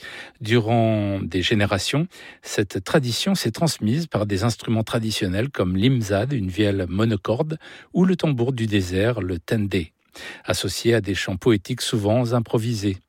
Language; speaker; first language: French; native; French